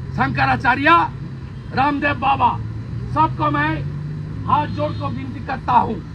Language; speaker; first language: Hindi; non-native, local second language; Bangla